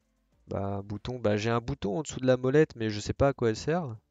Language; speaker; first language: French; native; French